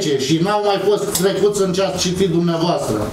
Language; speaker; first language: Romanian; native; Romanian